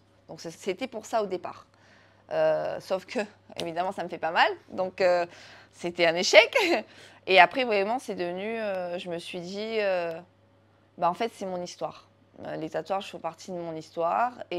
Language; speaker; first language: French; native; French